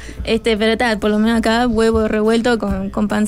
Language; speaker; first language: Spanish; early bilingual, heritage; Spanish